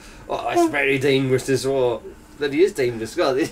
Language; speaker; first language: English; native; English